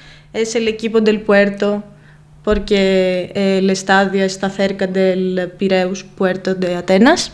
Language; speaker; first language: Spanish; non-native, fluent; Greek